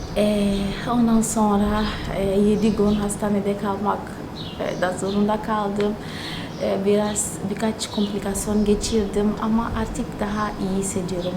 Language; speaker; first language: Turkish; non-native, fluent; Tsonga